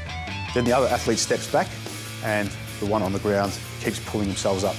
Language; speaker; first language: English; native; English